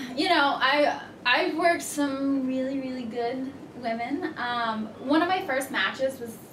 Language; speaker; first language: English; native; English